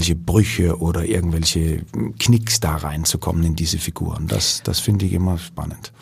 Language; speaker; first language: German; non-native, fluent; Danish